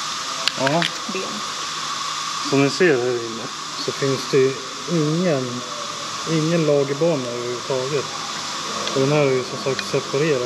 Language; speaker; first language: Swedish; native; Swedish